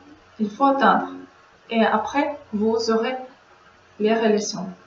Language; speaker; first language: French; non-native, learner; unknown